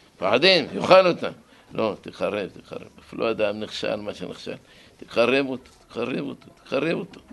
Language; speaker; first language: Hebrew; non-native, fluent; Arabic